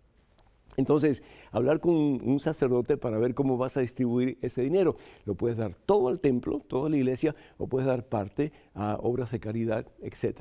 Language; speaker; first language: Spanish; native; Spanish